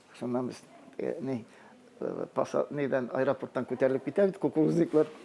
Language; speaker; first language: Tatar; native; Tatar